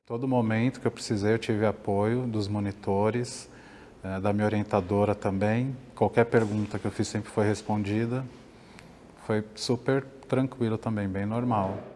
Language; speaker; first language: Portuguese; native; Portuguese